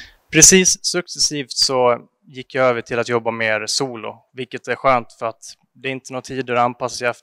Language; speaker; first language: Swedish; native; Swedish